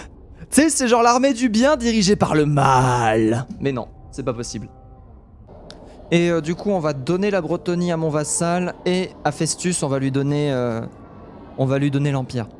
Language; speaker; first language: French; native; French